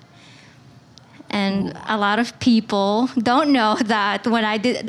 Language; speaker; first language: English; non-native, local second language; Filipino